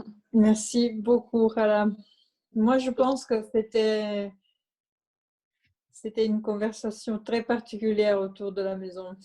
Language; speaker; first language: French; non-native, fluent; Italian